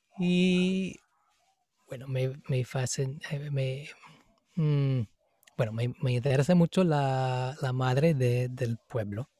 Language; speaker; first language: Spanish; non-native, fluent; English